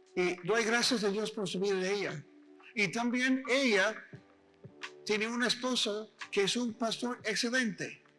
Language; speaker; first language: Spanish; native; Spanish